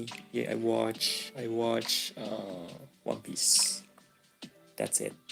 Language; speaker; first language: English; non-native, local second language; Filipino